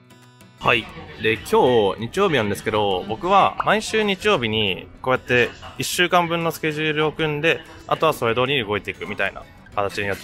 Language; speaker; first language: Japanese; native; Japanese